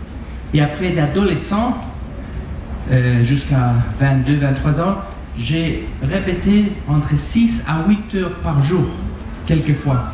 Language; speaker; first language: French; non-native, fluent; Spanish